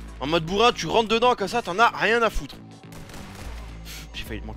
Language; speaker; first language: French; native; French